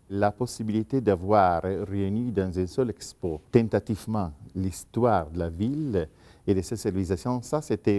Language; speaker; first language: French; non-native, fluent; Italian